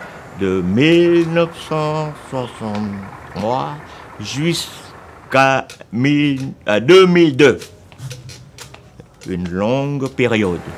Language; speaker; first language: French; non-native, local second language; Vietnamese